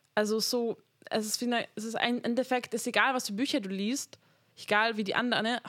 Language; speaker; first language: German; non-native, fluent; Hungarian